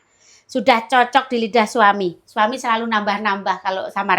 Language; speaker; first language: Indonesian; native; Indonesian